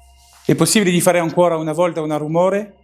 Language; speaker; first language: Italian; non-native, learner; French